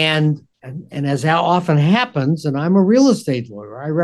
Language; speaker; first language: English; native; English